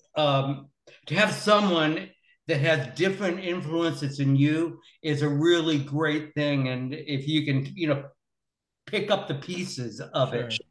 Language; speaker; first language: English; native; English